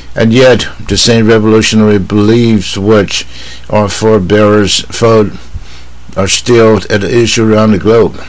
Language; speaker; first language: English; non-native, fluent; Chinese